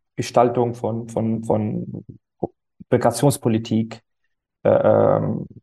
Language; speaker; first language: German; non-native, fluent; Arabic